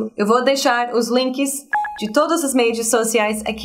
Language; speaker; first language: Portuguese; non-native, fluent; English